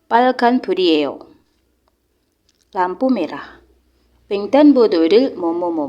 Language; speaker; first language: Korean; non-native, fluent; Indonesian